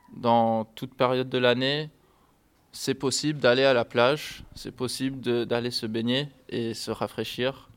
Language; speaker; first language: French; non-native, fluent; English